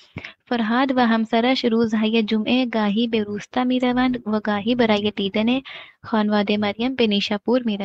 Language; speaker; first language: Persian; non-native, learner; Urdu